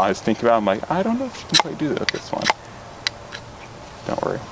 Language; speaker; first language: English; native; English